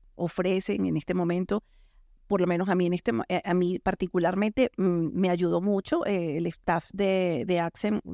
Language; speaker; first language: Spanish; native; Spanish